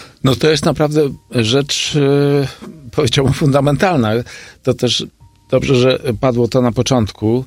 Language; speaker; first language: Polish; native; Polish